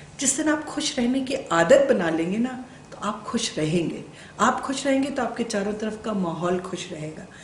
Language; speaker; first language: Hindi; native; Hindi